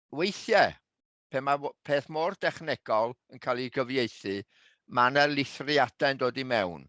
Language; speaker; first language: Welsh; native; Welsh